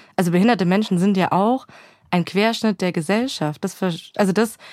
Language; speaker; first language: German; native; German